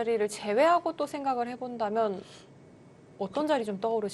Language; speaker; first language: Korean; native; Korean